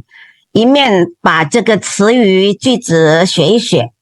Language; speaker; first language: Chinese; non-native, fluent; Indonesian